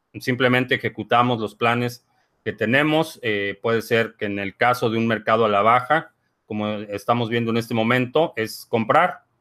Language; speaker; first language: Spanish; native; Spanish